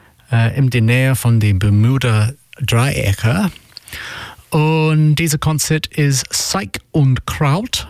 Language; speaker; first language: German; non-native, learner; English